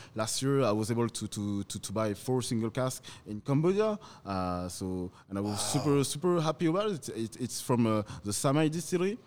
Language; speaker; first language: English; non-native, fluent; French